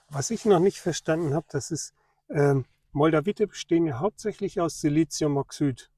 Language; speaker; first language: German; native; German